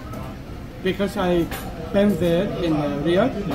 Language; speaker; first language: English; non-native, learner; Arabic